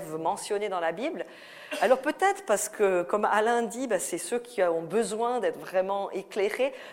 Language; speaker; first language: French; native; French